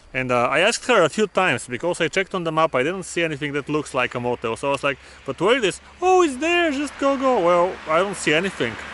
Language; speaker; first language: English; non-native, fluent; Bulgarian